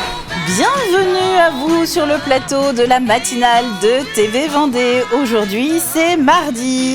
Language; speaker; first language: French; native; French